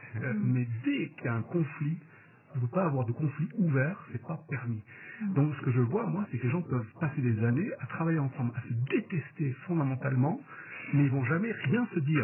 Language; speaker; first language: French; native; French